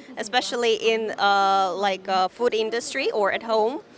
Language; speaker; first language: English; non-native, fluent; Korean